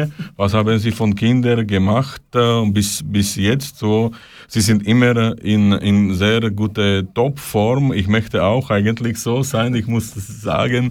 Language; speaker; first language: German; non-native, learner; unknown